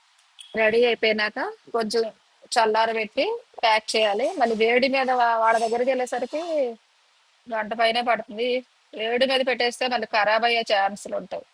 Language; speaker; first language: Telugu; native; Telugu